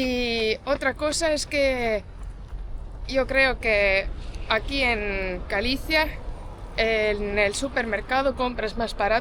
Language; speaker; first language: Spanish; non-native, fluent; Estonian